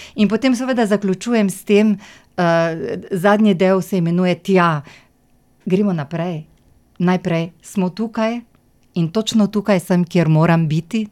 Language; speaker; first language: Slovenian; native; Slovenian